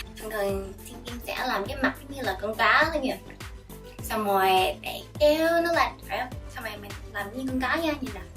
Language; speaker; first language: Vietnamese; early bilingual, heritage; Vietnamese